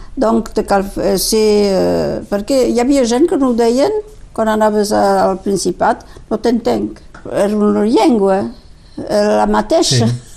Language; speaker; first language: Catalan; native; Catalan